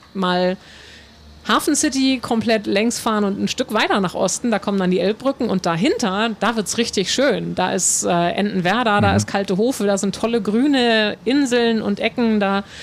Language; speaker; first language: German; native; German